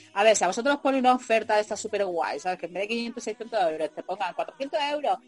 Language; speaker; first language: Spanish; early bilingual, heritage; English